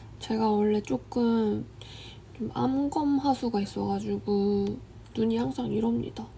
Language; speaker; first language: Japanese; non-native, fluent; Korean